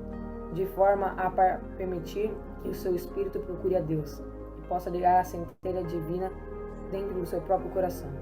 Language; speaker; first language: Portuguese; native; Portuguese